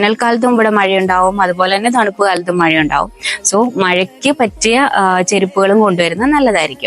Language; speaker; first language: Malayalam; native; Malayalam